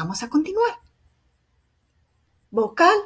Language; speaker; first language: Spanish; early bilingual, heritage; Spanish